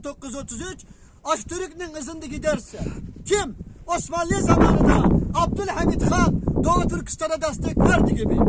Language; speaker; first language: Turkish; non-native, learner; Uyghur